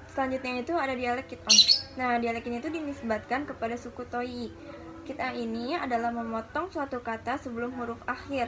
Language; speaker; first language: Indonesian; native; Indonesian